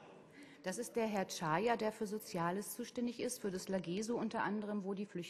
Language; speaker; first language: German; native; German